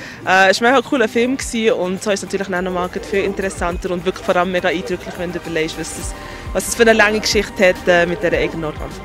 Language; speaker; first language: German; native; German